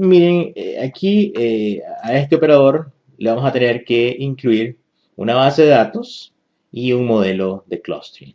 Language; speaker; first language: Spanish; native; Spanish